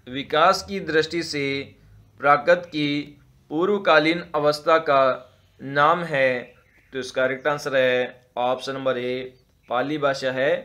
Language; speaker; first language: Hindi; native; Hindi